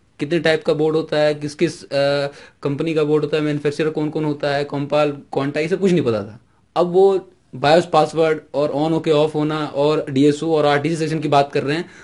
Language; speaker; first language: Hindi; native; Hindi